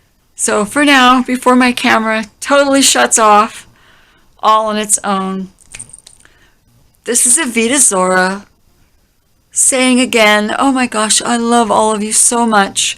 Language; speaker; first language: English; native; English